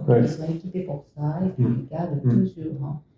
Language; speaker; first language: French; non-native, fluent; Japanese